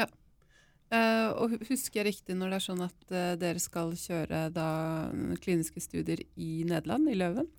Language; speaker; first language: Norwegian; native; Norwegian